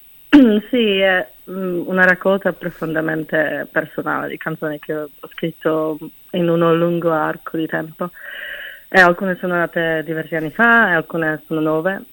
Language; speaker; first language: Italian; non-native, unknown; Czech